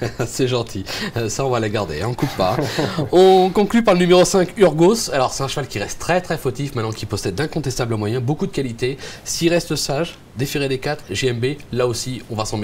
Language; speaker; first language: French; native; French